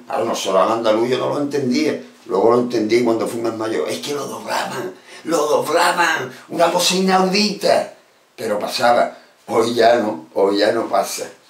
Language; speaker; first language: Spanish; native; Spanish